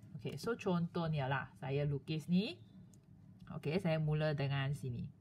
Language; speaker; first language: Malay; non-native, local second language; Chinese